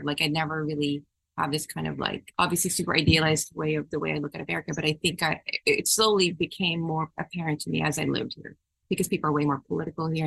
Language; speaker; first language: English; non-native, local second language; Filipino